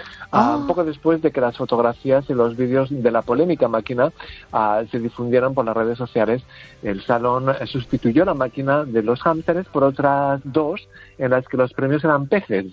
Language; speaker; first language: Spanish; native; Spanish